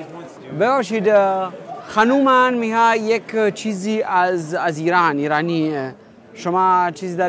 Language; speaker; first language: Persian; non-native, learner; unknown